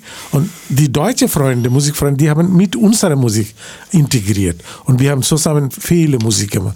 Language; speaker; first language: German; non-native, learner; Bangla